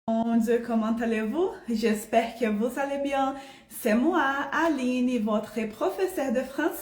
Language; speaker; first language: French; non-native, fluent; Portuguese